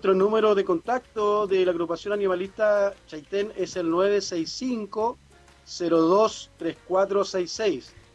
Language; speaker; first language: Spanish; native; Spanish